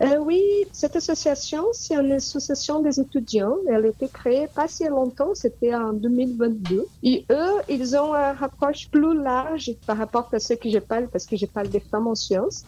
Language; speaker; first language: French; non-native, fluent; Portuguese